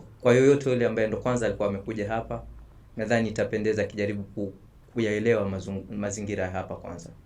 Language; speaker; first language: Swahili; native; Swahili